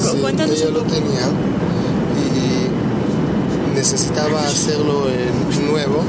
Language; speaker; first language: Spanish; early bilingual, heritage; Hebrew